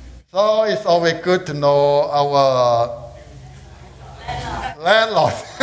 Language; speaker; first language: English; non-native, fluent; Thai